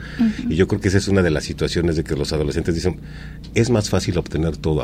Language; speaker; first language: Spanish; native; Spanish